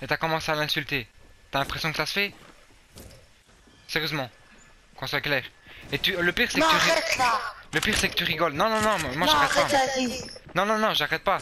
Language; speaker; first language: French; native; French